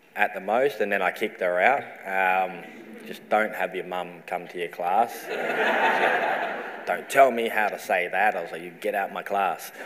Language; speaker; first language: English; native; English